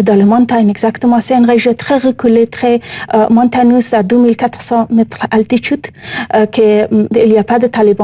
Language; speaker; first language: French; non-native, learner; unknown